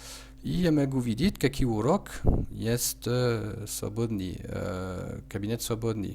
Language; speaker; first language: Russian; non-native, learner; French